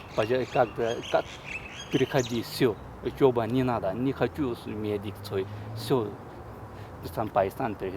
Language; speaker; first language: Russian; non-native, learner; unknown